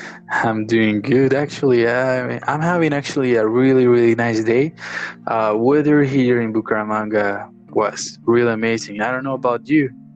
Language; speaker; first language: English; non-native, fluent; Spanish